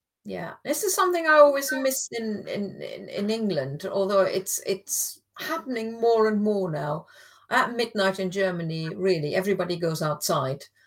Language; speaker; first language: English; non-native, fluent; German